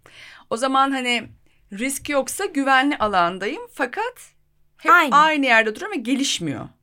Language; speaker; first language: Turkish; native; Turkish